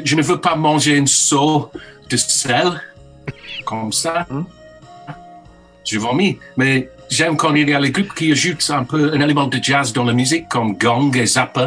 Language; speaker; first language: French; non-native, fluent; English